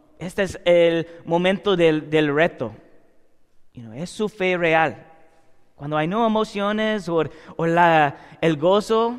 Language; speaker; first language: Spanish; non-native, learner; English